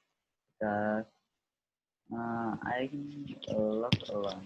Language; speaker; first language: English; non-native, learner; Indonesian